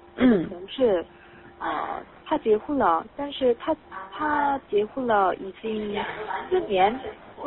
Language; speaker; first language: Chinese; non-native, learner; Korean